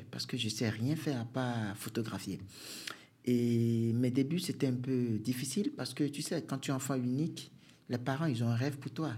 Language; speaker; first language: French; non-native, local second language; Fon